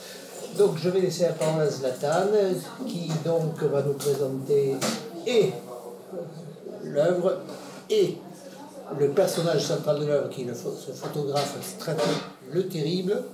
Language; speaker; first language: French; native; French